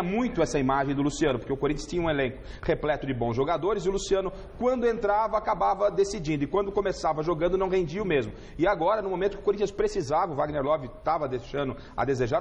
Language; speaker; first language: Portuguese; native; Portuguese